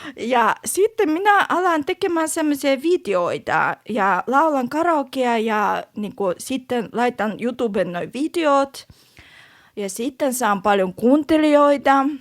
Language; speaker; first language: Finnish; non-native, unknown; Russian